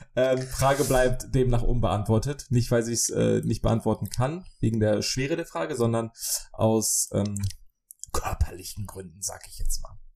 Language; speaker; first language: German; early bilingual, other home language; Polish